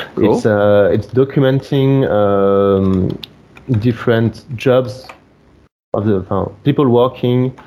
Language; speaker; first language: English; non-native, fluent; French